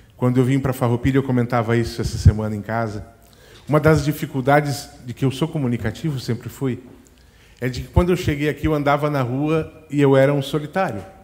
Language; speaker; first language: Portuguese; native; Portuguese